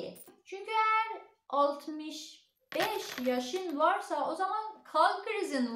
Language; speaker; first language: Turkish; non-native, learner; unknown